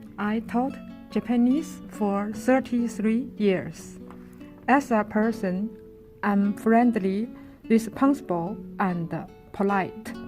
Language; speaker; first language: English; non-native, learner; Chinese